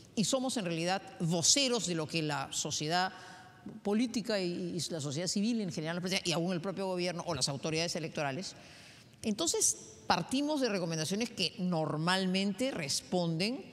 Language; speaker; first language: Spanish; native; Spanish